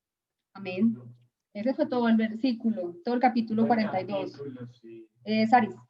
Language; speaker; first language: Spanish; native; Spanish